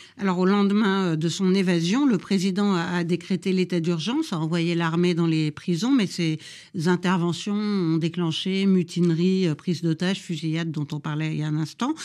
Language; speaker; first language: French; native; French